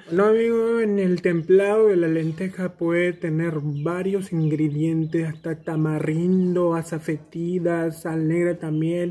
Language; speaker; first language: Spanish; non-native, fluent; Hindi